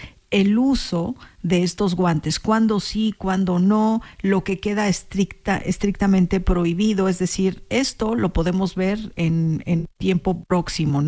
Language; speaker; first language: Spanish; native; Spanish